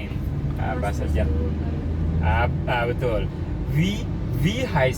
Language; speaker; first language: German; non-native, learner; Indonesian